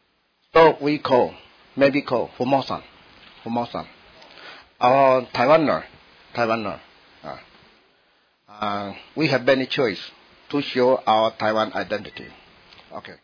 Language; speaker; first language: English; non-native, learner; Min Nan Chinese